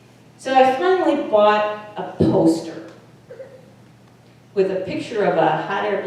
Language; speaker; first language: English; native; English